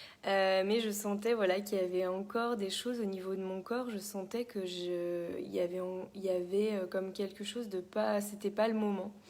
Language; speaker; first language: French; native; French